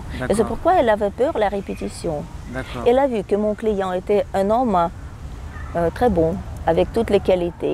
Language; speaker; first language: French; non-native, fluent; Russian